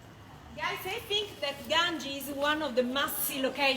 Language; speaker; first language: English; non-native, fluent; Italian